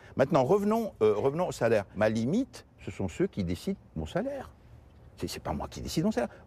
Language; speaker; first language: French; non-native, local second language; Portuguese